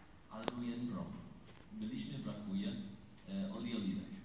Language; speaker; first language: Polish; non-native, learner; English